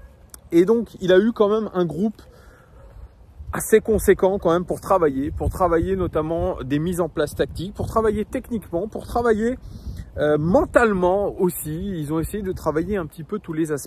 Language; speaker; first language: French; native; French